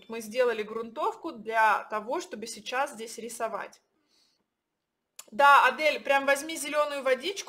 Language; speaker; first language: Russian; native; Russian